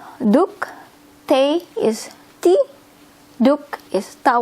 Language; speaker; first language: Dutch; non-native, learner; Indonesian